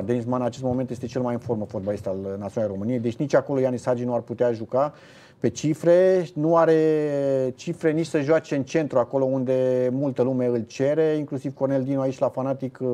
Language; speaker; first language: Romanian; native; Romanian